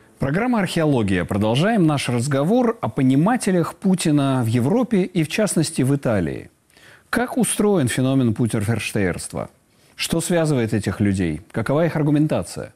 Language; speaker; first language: Russian; native; Russian